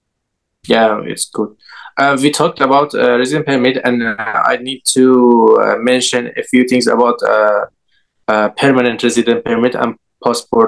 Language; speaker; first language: English; non-native, learner; Persian